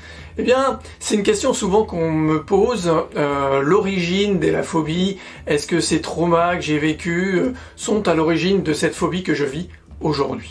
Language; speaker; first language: French; native; French